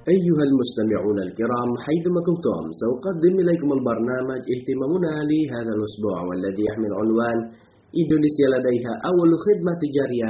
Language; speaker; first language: Arabic; non-native, fluent; Indonesian